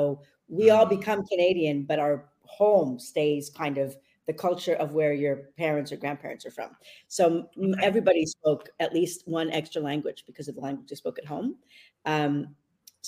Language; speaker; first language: English; native; English